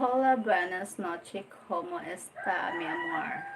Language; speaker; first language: Spanish; non-native, learner; Filipino